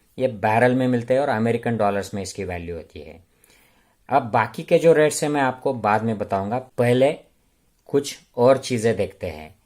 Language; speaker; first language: Hindi; non-native, local second language; Marathi